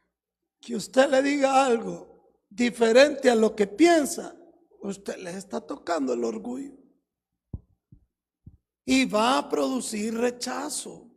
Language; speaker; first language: Spanish; native; Spanish